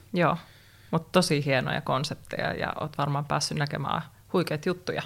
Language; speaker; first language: Finnish; native; Finnish